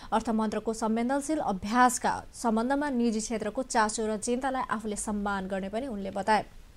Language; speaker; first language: Nepali; non-native, local second language; Maithili